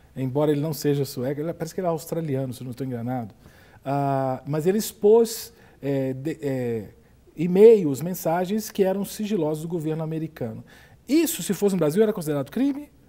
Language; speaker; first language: Portuguese; native; Portuguese